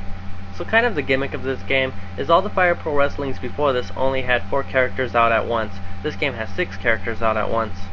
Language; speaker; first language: English; native; English